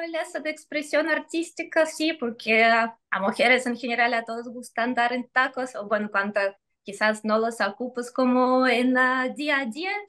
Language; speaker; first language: Spanish; non-native, fluent; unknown